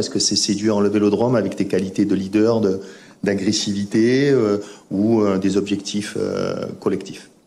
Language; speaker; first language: French; native; French